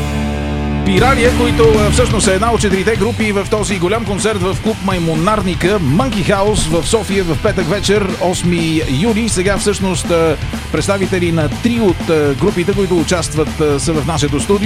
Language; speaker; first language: Bulgarian; native; Bulgarian